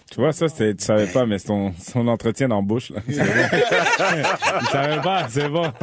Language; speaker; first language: French; native; French